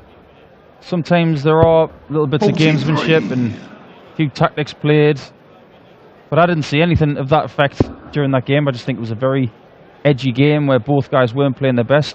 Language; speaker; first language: English; native; English